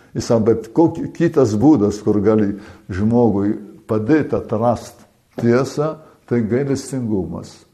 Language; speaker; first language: Lithuanian; early bilingual, heritage; Lithuanian